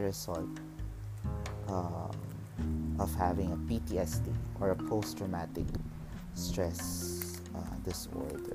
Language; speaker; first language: English; non-native, local second language; Filipino